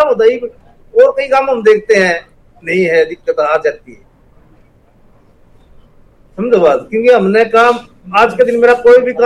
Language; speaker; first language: Hindi; native; Hindi